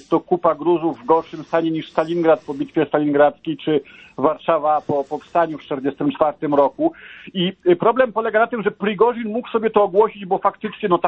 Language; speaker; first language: Polish; native; Polish